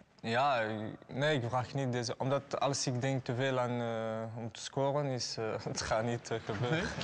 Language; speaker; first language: Dutch; non-native, learner; Aramaic